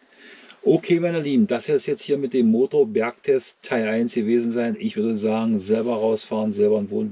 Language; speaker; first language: German; native; German